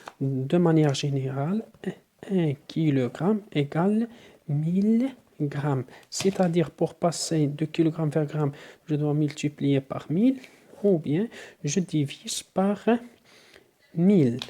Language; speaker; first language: French; non-native, local second language; Arabic